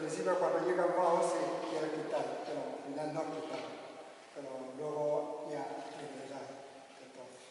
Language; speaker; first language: Spanish; non-native, learner; Chinese